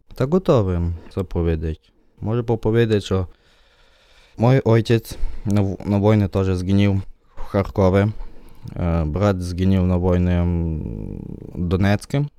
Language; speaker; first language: Polish; non-native, learner; Ukrainian